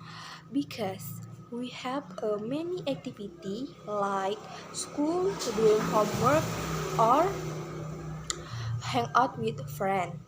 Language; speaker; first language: English; non-native, learner; Indonesian